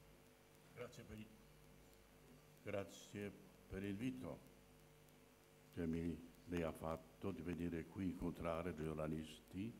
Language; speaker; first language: Italian; non-native, fluent; Polish